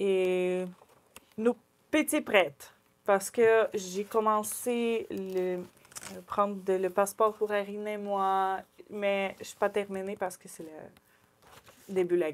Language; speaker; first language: French; non-native, learner; Ukrainian